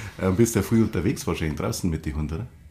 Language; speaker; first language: German; native; German